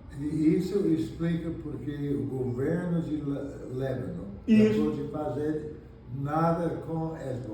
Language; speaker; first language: Portuguese; non-native, fluent; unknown